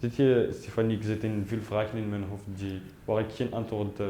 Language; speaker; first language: Dutch; non-native, fluent; Arabic